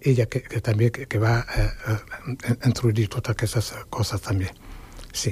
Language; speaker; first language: Catalan; non-native, fluent; Wolof